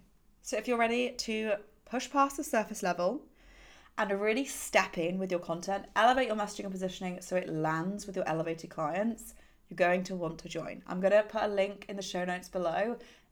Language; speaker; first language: English; native; English